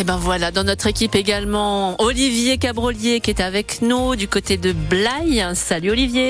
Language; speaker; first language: French; native; French